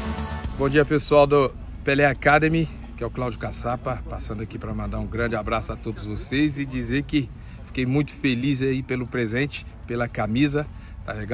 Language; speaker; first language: Portuguese; native; Portuguese